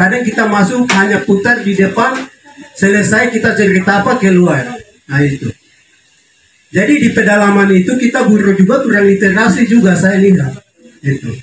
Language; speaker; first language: Indonesian; non-native, local second language; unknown